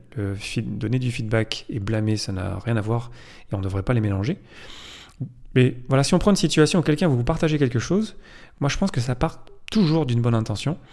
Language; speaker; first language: French; native; French